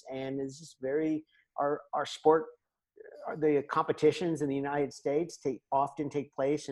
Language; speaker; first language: English; native; English